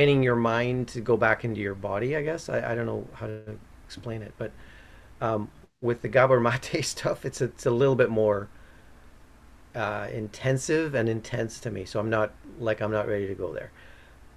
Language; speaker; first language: English; native; English